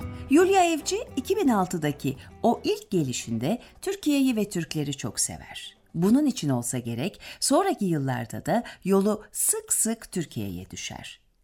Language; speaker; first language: Turkish; native; Turkish